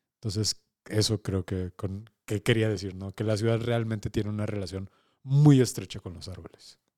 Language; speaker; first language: Spanish; native; Spanish